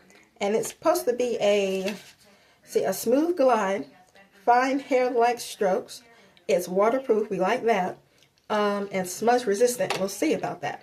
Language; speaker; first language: English; native; English